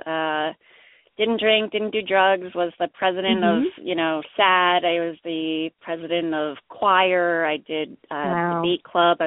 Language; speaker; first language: English; native; English